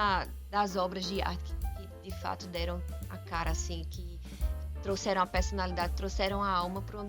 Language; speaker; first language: Portuguese; native; Portuguese